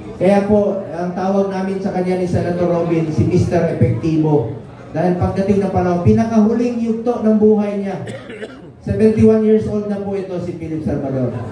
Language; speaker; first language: Filipino; non-native, local second language; Cebuano